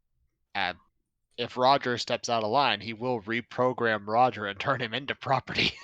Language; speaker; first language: English; native; English